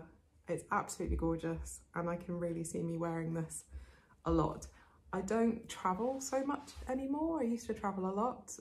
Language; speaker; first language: English; native; English